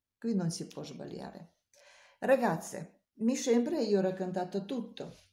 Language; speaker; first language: Italian; non-native, learner; Russian